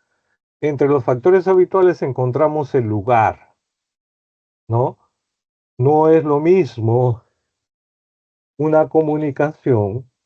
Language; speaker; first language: Spanish; native; Spanish